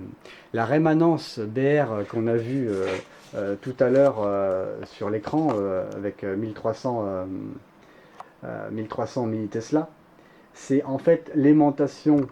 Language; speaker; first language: French; native; French